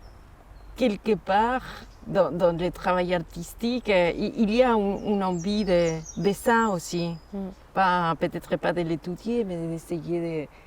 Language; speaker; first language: French; non-native, fluent; Spanish